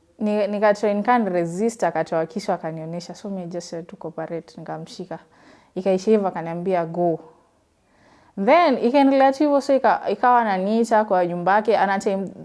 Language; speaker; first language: Swahili; non-native, local second language; Luyia